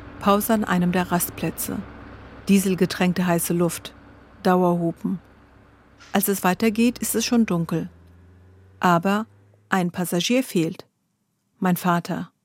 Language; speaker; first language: German; early bilingual, other home language; Kurdish